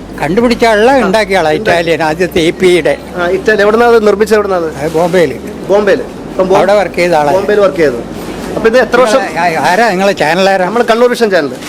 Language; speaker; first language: Malayalam; native; Malayalam